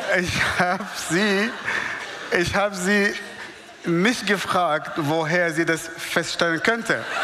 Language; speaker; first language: German; non-native, fluent; Arabic